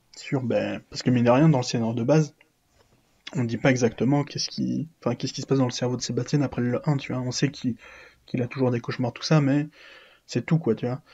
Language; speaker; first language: French; native; French